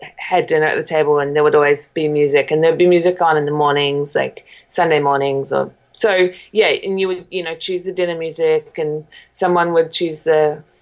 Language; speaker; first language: English; native; English